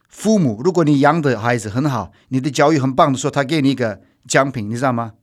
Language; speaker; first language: Chinese; non-native, fluent; Turkish